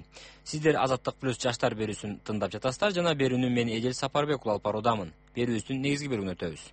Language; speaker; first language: Kyrgyz; native; Kyrgyz